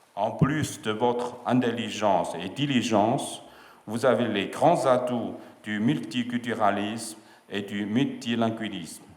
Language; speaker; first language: French; non-native, fluent; Chinese